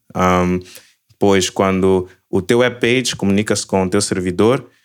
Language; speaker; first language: Portuguese; native; Portuguese